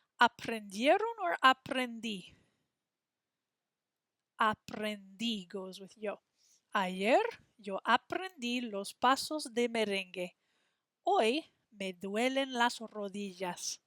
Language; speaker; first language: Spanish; non-native, fluent; English